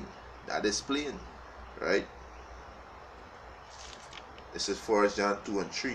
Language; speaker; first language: English; native; English